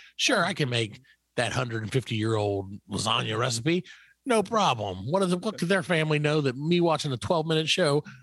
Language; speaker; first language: English; native; English